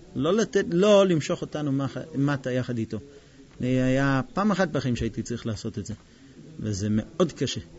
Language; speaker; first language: Hebrew; non-native, fluent; English